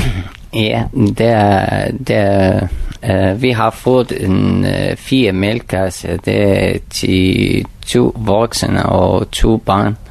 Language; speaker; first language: Danish; non-native, learner; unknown